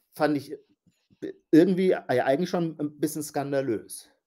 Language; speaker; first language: German; native; German